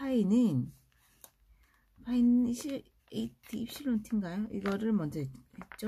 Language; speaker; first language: Korean; native; Korean